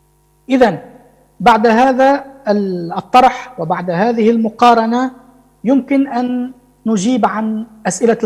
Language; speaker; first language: Arabic; native; Arabic